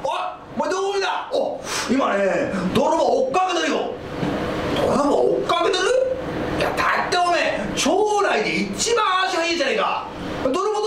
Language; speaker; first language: Japanese; non-native, fluent; Swedish